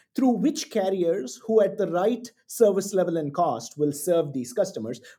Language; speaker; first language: English; non-native, local second language; Tamil